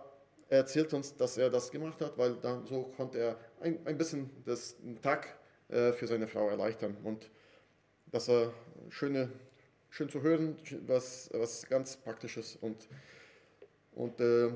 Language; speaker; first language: German; non-native, fluent; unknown